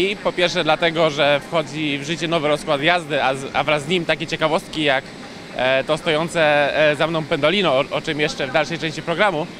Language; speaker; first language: Polish; native; Polish